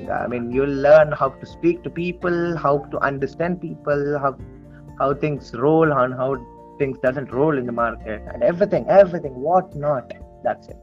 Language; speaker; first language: English; non-native, local second language; Telugu